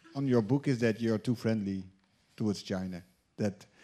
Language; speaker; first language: English; non-native, fluent; Dutch